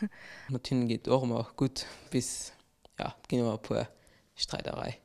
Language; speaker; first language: German; non-native, local second language; Luxembourgish